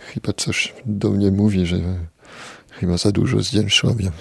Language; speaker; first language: Polish; non-native, fluent; French